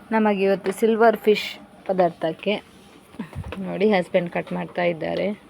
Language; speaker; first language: Kannada; native; Kannada